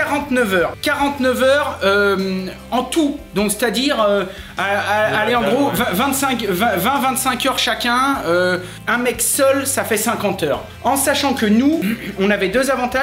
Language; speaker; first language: French; native; French